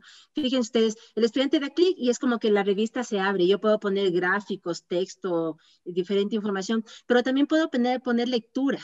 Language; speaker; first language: Spanish; native; Spanish